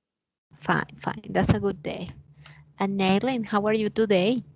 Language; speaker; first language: English; non-native, learner; Spanish